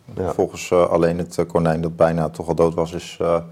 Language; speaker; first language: Dutch; native; Dutch